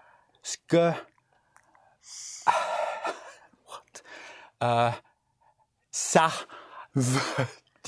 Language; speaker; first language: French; non-native, learner; English